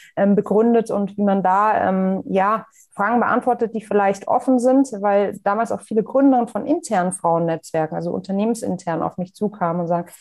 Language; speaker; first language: German; native; German